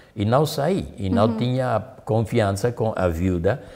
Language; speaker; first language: Portuguese; non-native, learner; German